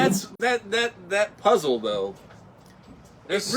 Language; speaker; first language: English; native; English